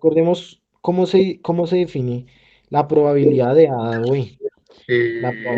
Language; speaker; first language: Spanish; native; Spanish